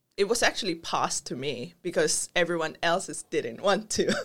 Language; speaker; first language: English; non-native, local second language; Filipino